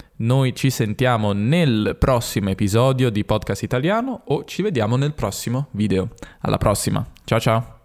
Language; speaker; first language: Italian; native; Italian